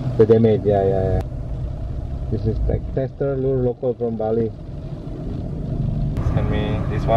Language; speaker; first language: English; non-native, learner; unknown